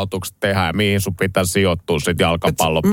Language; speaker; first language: Finnish; native; Finnish